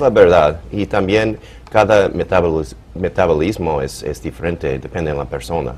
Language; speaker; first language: Spanish; early bilingual, heritage; English